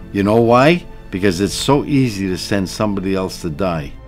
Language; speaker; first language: English; native; English